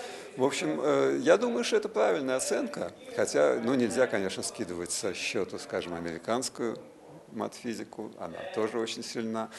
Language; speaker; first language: Russian; native; Russian